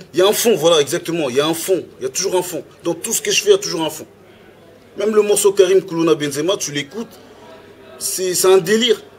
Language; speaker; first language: French; early bilingual, other home language; Lingala